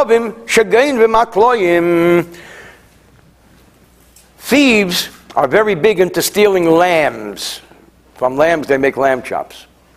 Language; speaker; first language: English; native; English